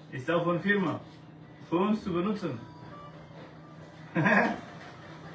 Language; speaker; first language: German; non-native, learner; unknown